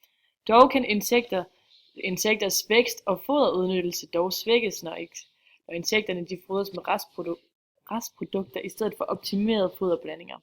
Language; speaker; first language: Danish; native; Danish